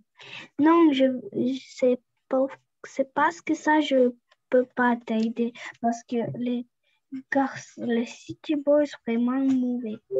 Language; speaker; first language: French; non-native, learner; Russian